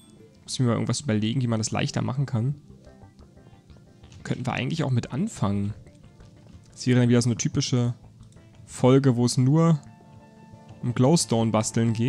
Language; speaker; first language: German; native; German